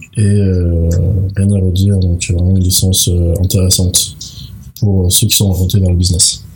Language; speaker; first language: French; non-native, local second language; Arabic